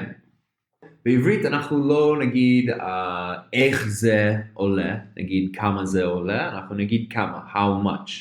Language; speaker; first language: Hebrew; non-native, fluent; English